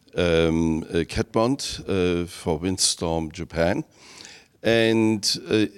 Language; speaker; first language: English; non-native, fluent; German